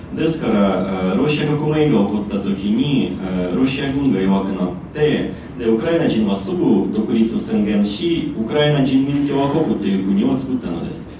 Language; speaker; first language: Japanese; non-native, fluent; Ukrainian